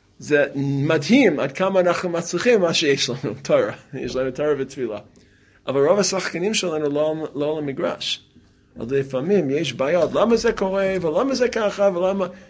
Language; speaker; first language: Hebrew; non-native, fluent; English